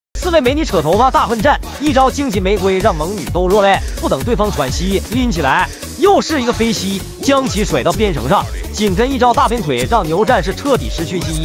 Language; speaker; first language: Chinese; native; Chinese